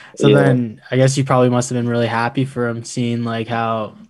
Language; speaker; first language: English; early bilingual, other home language; Filipino